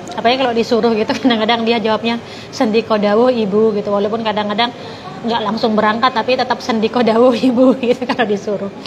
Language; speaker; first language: Indonesian; non-native, local second language; Javanese